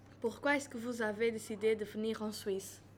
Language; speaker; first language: French; non-native, learner; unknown